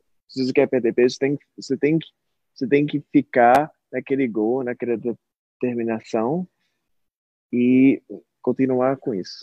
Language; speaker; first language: Portuguese; early bilingual, heritage; Portuguese